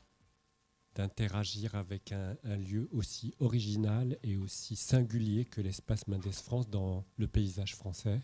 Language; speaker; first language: French; native; French